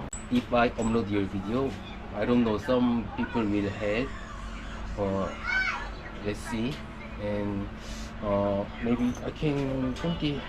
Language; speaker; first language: English; non-native, learner; Korean